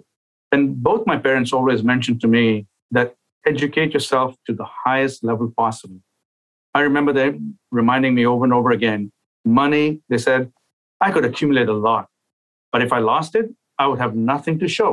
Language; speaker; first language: English; non-native, local second language; Urdu